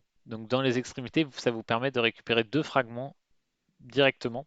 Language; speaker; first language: French; native; French